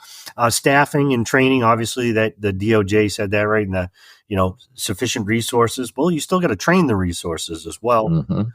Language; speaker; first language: English; native; English